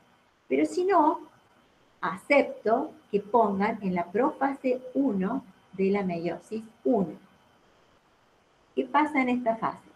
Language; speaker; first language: Spanish; native; Spanish